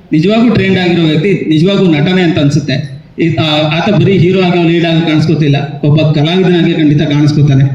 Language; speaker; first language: Kannada; native; Kannada